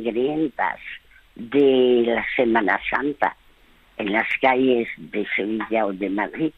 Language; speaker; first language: Spanish; early bilingual, other home language; French